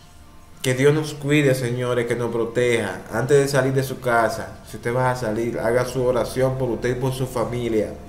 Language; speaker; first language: Spanish; native; Spanish